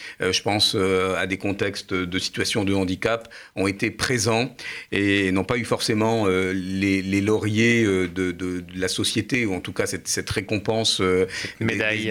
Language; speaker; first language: French; native; French